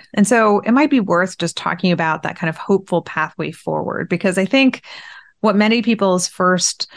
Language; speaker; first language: English; early bilingual, other home language; Persian